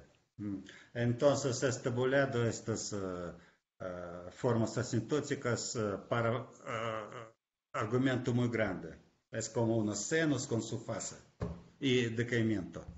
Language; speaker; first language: Spanish; non-native, fluent; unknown